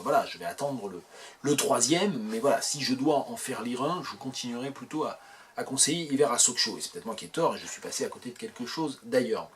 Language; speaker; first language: French; native; French